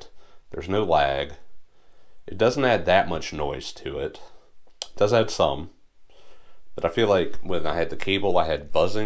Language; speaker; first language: English; native; English